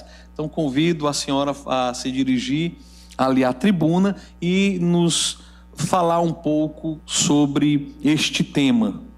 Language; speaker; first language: Portuguese; native; Portuguese